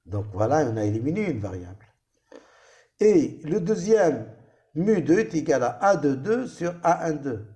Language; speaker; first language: French; non-native, local second language; Arabic